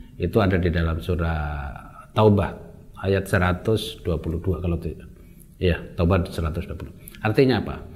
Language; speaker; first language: Indonesian; non-native, local second language; Javanese